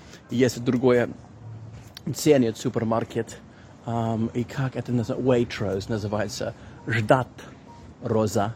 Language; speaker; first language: Russian; non-native, learner; English